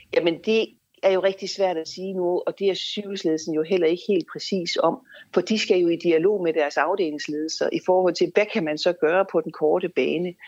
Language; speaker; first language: Danish; native; Danish